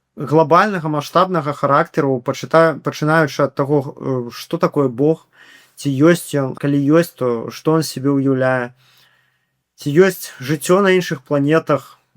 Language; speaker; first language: Belarusian; native; Belarusian